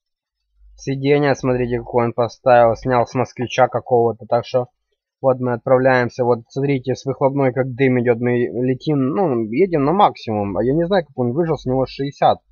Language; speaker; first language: Russian; native; Russian